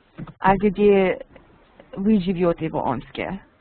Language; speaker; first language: Russian; non-native, learner; English